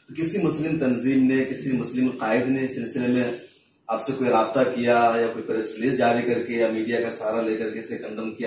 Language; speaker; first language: Hindi; native; Hindi